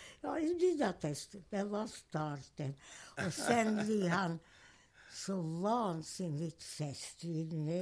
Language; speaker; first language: Swedish; non-native, fluent; Hungarian